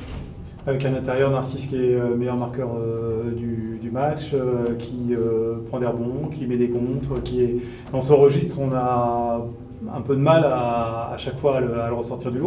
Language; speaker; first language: French; native; French